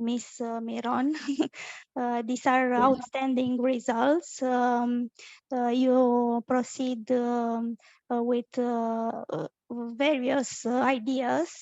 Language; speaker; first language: English; non-native, fluent; Romanian